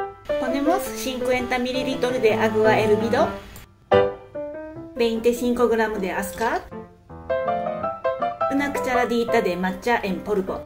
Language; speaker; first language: Spanish; non-native, learner; Japanese